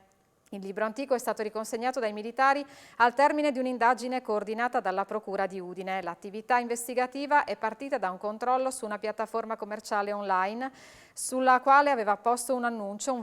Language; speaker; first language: Italian; native; Italian